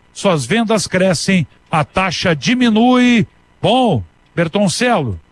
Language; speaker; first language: Portuguese; native; Portuguese